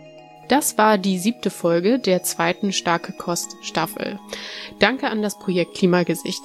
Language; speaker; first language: German; native; German